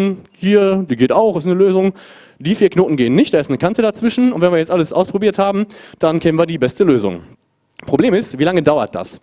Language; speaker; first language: German; native; German